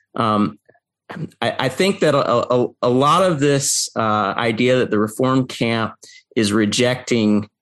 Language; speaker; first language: English; native; English